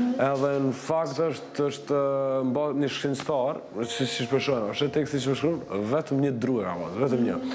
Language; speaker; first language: Albanian; native; Albanian